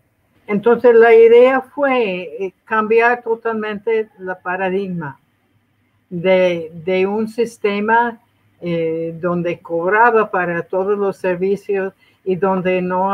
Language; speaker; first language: Spanish; non-native, fluent; English